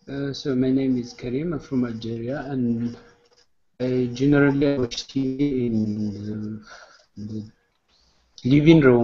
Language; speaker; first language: English; non-native, learner; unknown